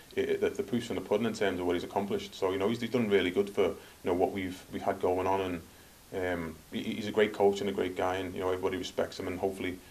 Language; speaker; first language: English; native; English